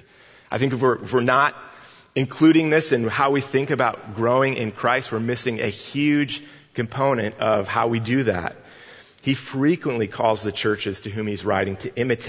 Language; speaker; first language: English; native; English